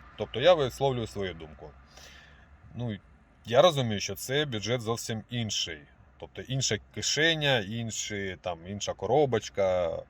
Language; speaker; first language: Ukrainian; non-native, local second language; Russian